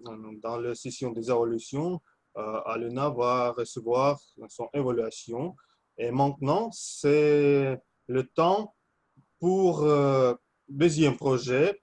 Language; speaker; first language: French; non-native, fluent; Russian